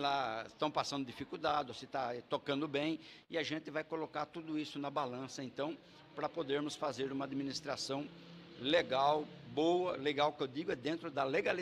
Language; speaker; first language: Portuguese; native; Portuguese